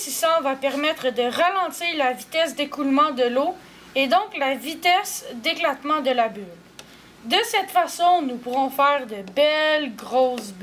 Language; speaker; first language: French; native; French